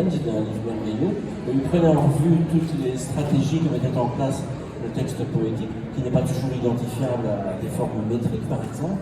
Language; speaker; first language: French; native; French